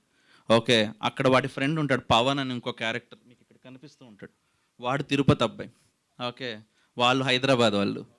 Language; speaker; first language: Telugu; native; Telugu